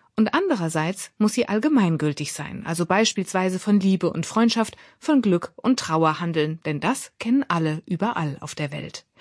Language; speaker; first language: German; native; German